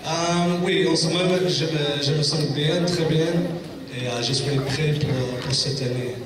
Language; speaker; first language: French; non-native, fluent; English